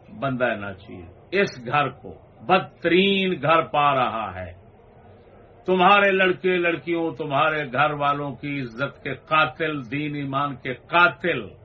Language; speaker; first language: Urdu; non-native, local second language; Punjabi